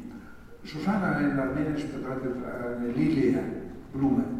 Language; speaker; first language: German; non-native, fluent; Russian